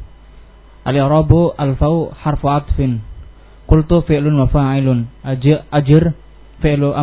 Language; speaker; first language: Arabic; non-native, learner; Indonesian